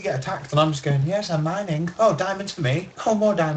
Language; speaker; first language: English; native; English